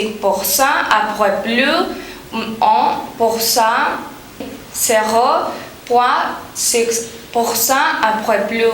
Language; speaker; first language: French; non-native, learner; Spanish